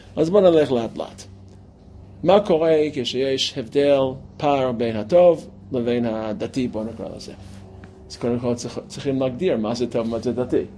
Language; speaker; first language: Hebrew; non-native, fluent; English